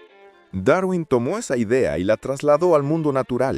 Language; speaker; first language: Spanish; native; Spanish